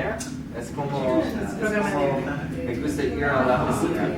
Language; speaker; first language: Spanish; non-native, learner; English